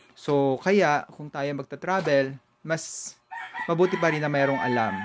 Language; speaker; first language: Filipino; native; Filipino